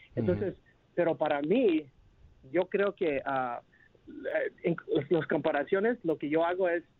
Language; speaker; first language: Spanish; early bilingual, heritage; Spanish